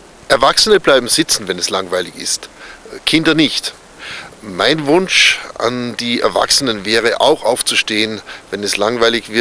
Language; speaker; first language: German; native; German